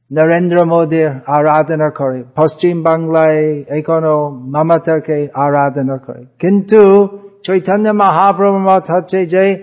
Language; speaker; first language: Bangla; non-native, fluent; English